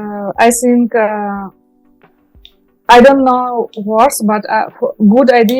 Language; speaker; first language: English; non-native, learner; Russian